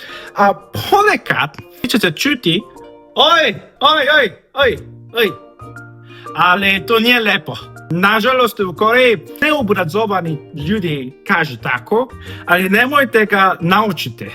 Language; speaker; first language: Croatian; non-native, fluent; Korean